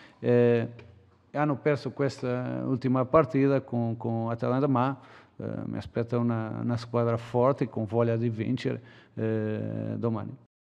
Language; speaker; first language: Italian; non-native, learner; Portuguese